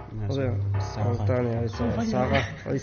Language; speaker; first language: French; non-native, learner; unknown